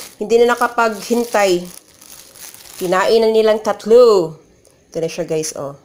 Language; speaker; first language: Filipino; non-native, local second language; Cebuano